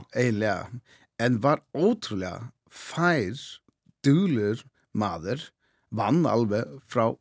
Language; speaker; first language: Icelandic; non-native, fluent; Faroese